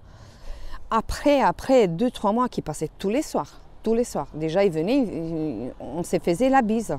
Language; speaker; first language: French; non-native, fluent; Romanian